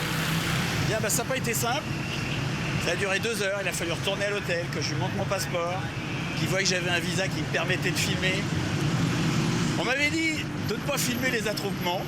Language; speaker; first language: French; native; French